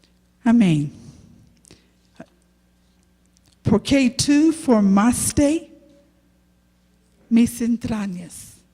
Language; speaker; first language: Spanish; non-native, learner; English